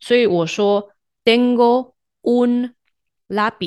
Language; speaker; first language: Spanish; non-native, fluent; Chinese